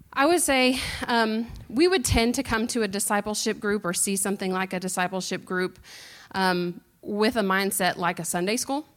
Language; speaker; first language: English; native; English